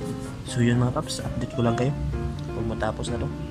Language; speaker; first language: Filipino; native; Filipino